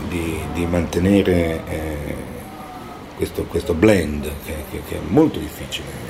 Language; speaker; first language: Italian; native; Italian